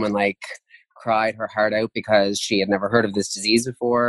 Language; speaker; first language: English; native; English